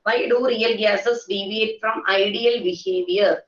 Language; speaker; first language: English; non-native, local second language; Malayalam